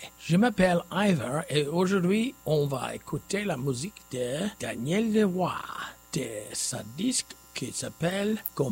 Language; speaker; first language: French; non-native, learner; English